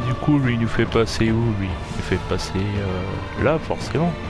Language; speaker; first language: French; native; French